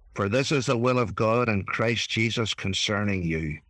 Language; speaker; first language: English; native; English